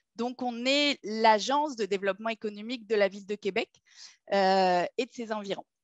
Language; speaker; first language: French; native; French